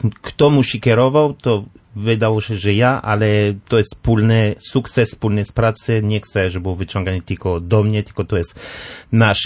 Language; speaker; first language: Polish; non-native, learner; French